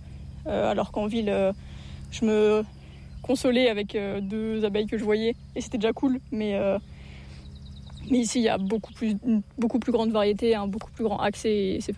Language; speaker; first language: French; native; French